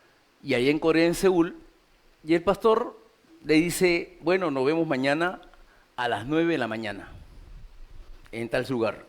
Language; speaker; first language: Spanish; native; Spanish